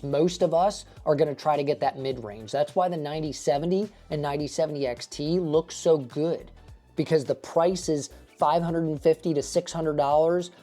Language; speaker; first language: English; native; English